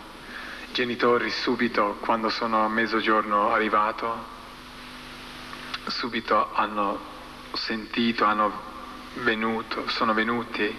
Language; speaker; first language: Italian; non-native, learner; Croatian